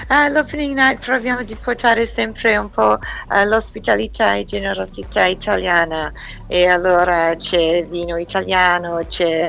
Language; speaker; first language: Italian; early bilingual, heritage; English